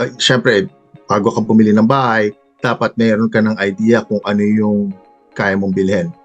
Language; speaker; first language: Filipino; native; Filipino